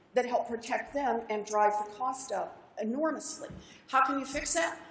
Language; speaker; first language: English; native; English